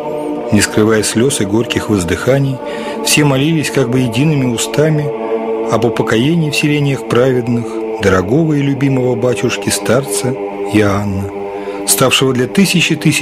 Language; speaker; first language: Russian; native; Russian